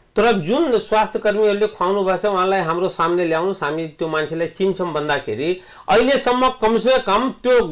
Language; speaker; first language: Nepali; non-native, local second language; Awadhi